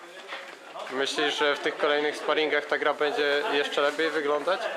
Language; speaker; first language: Polish; native; Polish